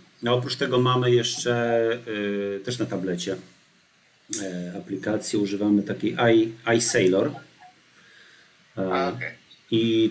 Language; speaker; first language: Polish; native; Polish